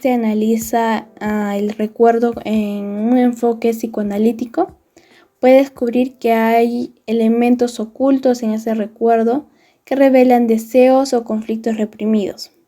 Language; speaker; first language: Spanish; native; Spanish